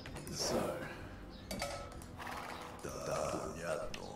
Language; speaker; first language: English; native; English